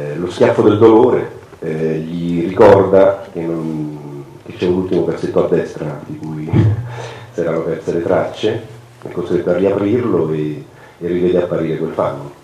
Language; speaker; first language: Italian; native; Italian